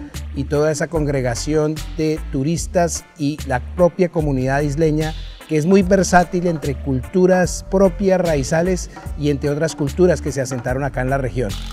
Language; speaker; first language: Spanish; native; Spanish